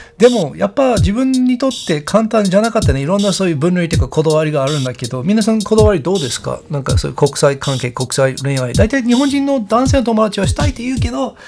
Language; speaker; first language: Japanese; non-native, fluent; English